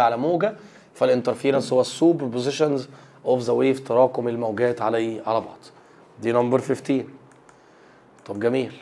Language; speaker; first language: Arabic; native; Arabic